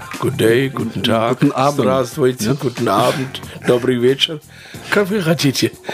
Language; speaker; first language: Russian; non-native, fluent; German